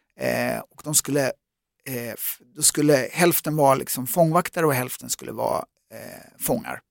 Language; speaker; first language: Swedish; native; Swedish